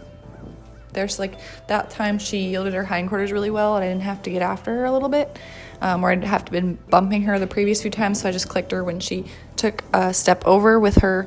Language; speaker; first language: English; native; English